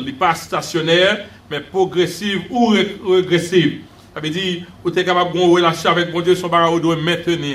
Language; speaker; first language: French; native; French